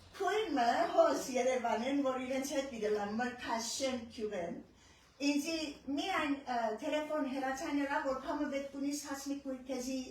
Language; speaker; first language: Armenian; early bilingual, heritage; Armenian